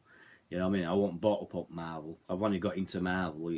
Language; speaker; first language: English; native; English